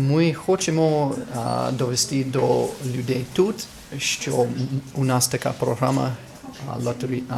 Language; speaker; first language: Ukrainian; non-native, fluent; English